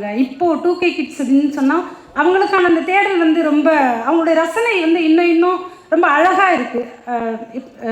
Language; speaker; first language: Tamil; native; Tamil